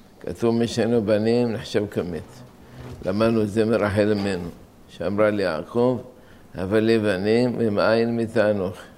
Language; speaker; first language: Hebrew; non-native, fluent; Arabic